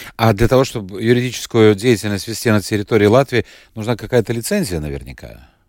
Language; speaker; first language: Russian; native; Russian